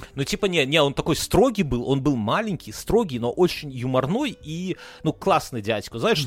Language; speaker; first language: Russian; non-native, local second language; Belarusian